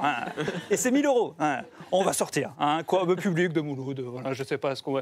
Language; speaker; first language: French; native; French